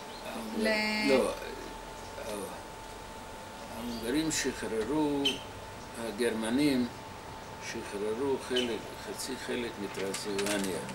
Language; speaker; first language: Hebrew; non-native, fluent; Hungarian